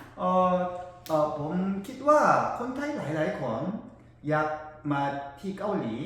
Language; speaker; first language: Thai; non-native, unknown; Korean